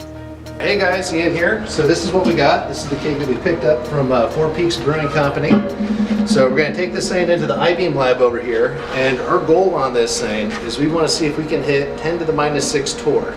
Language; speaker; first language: English; native; English